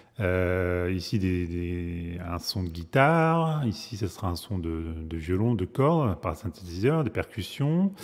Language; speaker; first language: French; native; French